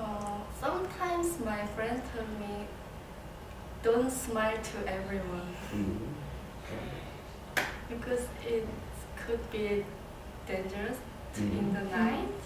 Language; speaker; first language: English; non-native, learner; Korean